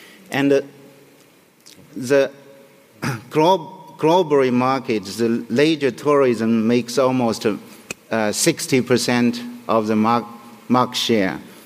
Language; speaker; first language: English; non-native, fluent; Chinese